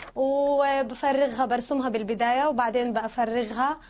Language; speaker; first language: Arabic; native; Arabic